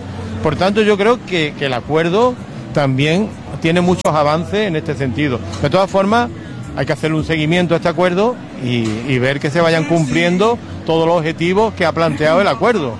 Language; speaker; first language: Spanish; native; Spanish